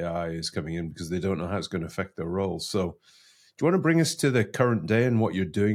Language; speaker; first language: English; native; English